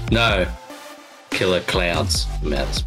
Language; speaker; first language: English; native; English